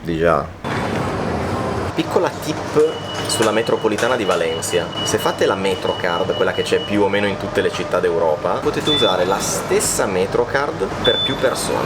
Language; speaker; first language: Italian; native; Italian